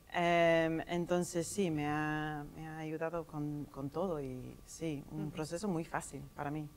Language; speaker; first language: Spanish; non-native, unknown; English